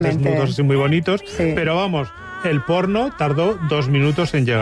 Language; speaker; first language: Spanish; native; Spanish